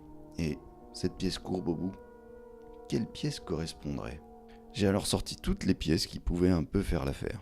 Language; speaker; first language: French; native; French